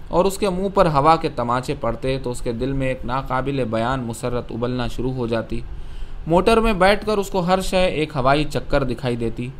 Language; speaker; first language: Urdu; native; Urdu